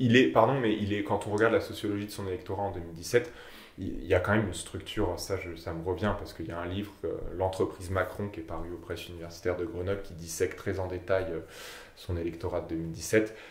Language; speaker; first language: French; native; French